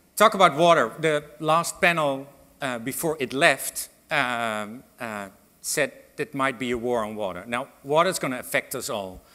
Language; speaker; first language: English; non-native, fluent; Dutch